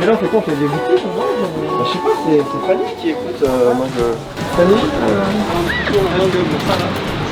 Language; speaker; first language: French; native; French